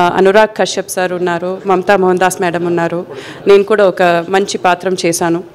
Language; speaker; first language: Telugu; non-native, fluent; Malayalam